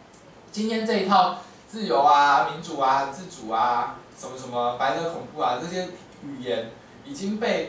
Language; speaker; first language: Chinese; native; Chinese